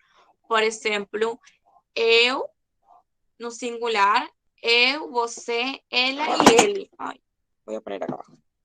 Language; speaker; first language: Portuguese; non-native, fluent; Spanish